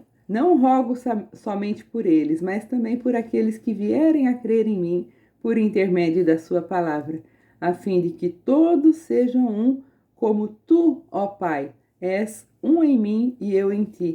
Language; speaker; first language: Portuguese; native; Portuguese